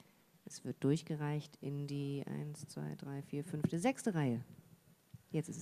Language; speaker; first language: German; native; German